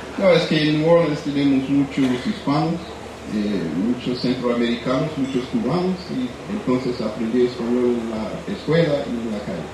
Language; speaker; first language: Spanish; non-native, fluent; English